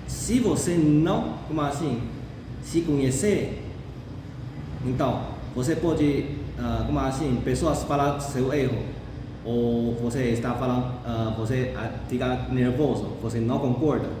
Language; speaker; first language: Portuguese; non-native, fluent; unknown